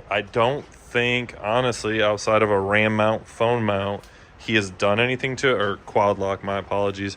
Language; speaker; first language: English; native; English